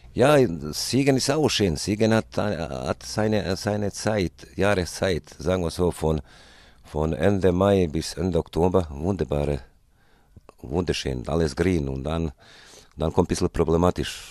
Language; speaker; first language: German; non-native, fluent; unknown